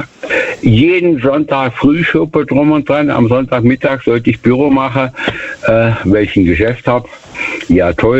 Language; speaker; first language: German; native; German